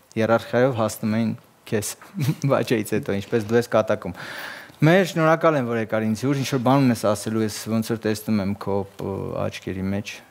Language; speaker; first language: Armenian; native; Armenian